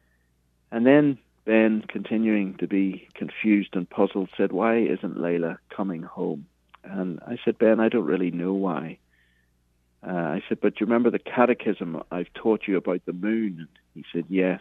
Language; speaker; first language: English; native; English